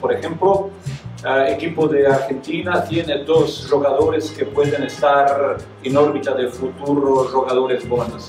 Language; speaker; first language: Spanish; non-native, fluent; Serbian